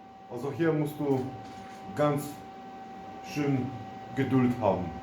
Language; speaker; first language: German; non-native, local second language; Polish